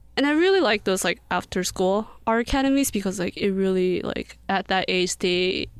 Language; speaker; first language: English; early bilingual, other home language; Korean